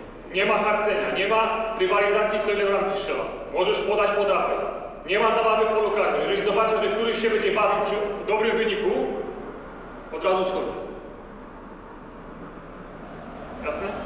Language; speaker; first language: Polish; native; Polish